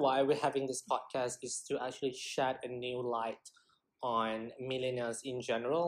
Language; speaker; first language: English; non-native, local second language; Malay